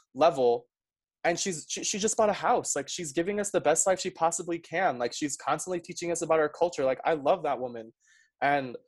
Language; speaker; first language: English; early bilingual, other home language; Spanish